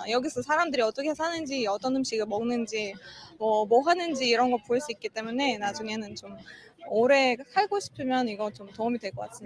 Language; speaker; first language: Korean; non-native, fluent; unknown